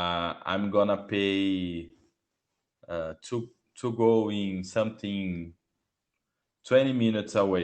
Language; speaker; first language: English; non-native, learner; Portuguese